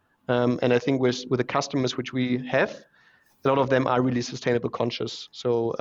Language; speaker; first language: English; non-native, fluent; German